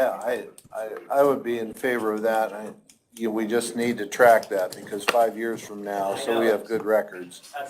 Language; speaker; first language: English; native; English